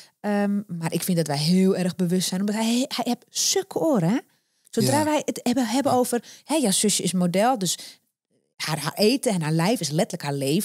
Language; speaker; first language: Dutch; native; Dutch